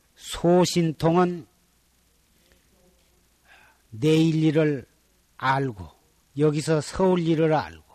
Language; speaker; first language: Korean; native; Korean